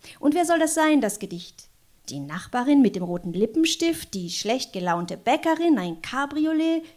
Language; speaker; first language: German; non-native, local second language; French